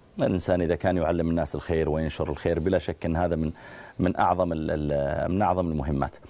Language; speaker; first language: Arabic; native; Arabic